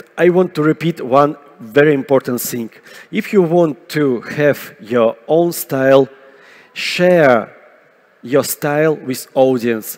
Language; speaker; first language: English; non-native, fluent; Russian